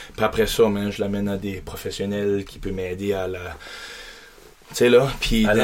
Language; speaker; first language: French; native; French